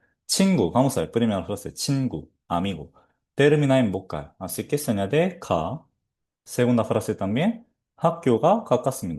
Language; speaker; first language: Spanish; non-native, fluent; Korean